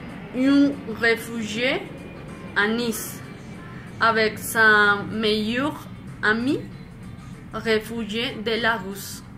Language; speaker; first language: French; non-native, fluent; Spanish